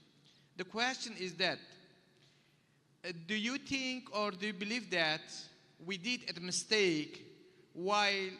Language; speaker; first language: English; non-native, learner; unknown